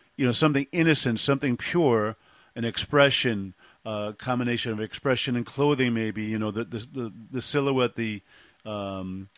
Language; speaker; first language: English; native; English